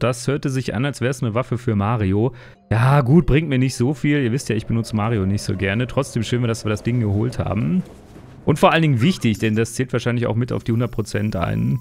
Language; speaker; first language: German; native; German